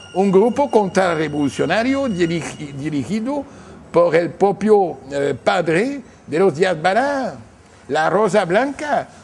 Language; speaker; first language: Spanish; non-native, fluent; English